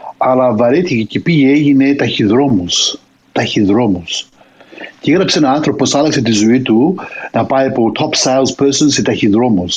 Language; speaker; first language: Greek; early bilingual, heritage; Greek